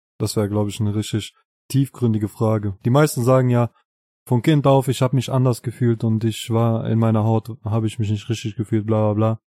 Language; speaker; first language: German; native; German